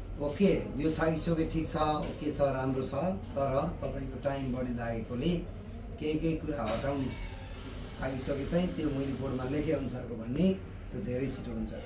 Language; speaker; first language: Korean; non-native, fluent; Nepali